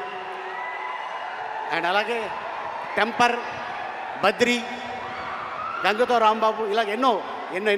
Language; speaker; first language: Telugu; native; Telugu